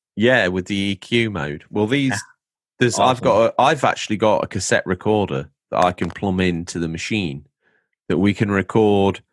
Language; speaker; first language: English; native; English